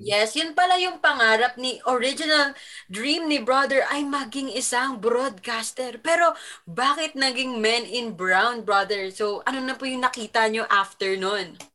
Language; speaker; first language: Filipino; native; Filipino